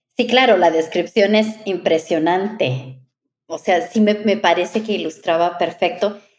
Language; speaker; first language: Spanish; native; Spanish